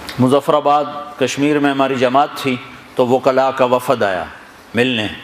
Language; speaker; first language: Urdu; non-native, local second language; Punjabi